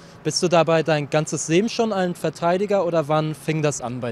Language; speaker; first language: German; native; German